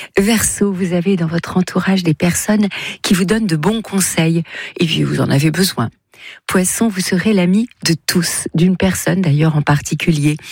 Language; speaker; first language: French; native; French